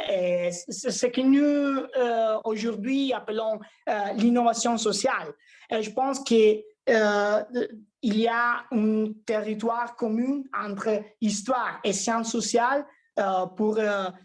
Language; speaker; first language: French; non-native, fluent; Italian